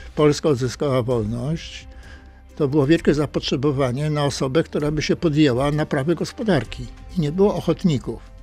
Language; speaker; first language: Polish; native; Polish